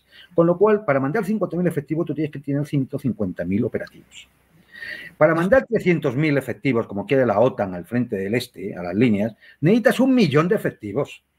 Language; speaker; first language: Spanish; native; Spanish